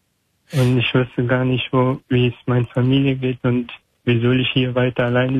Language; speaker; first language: German; non-native, learner; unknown